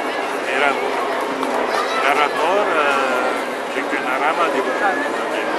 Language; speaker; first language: Spanish; non-native, learner; Italian